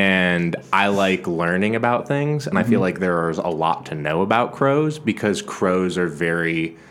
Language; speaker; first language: English; native; English